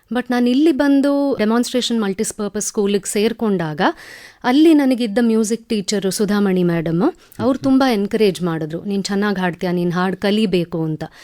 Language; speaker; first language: Kannada; non-native, local second language; Tamil